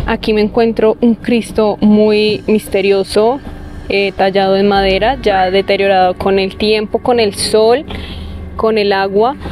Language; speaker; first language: Spanish; native; Spanish